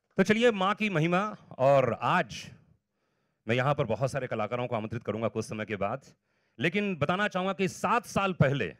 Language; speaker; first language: Hindi; native; Hindi